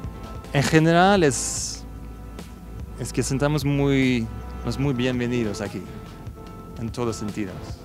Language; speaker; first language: Spanish; non-native, fluent; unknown